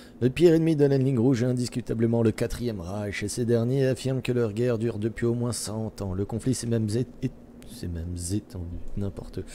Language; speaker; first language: French; native; French